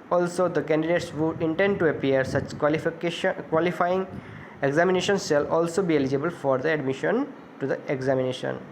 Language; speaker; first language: English; non-native, local second language; Gujarati